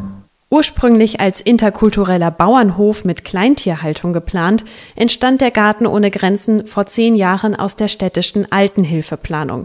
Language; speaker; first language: German; native; German